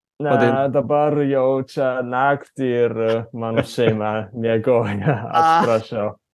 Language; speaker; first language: Lithuanian; non-native, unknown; Japanese